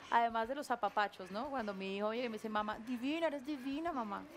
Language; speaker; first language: Spanish; native; Spanish